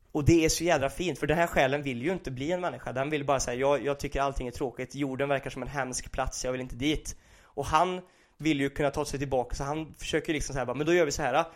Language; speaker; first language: Swedish; native; Swedish